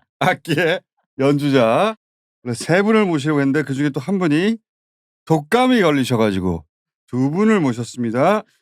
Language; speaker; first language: Korean; native; Korean